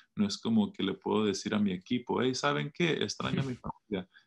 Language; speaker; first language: Spanish; early bilingual, heritage; Spanish